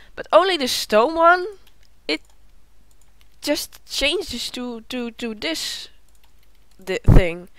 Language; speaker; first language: English; non-native, learner; Dutch